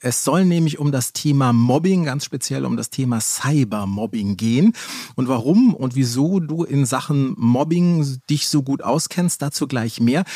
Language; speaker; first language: German; native; German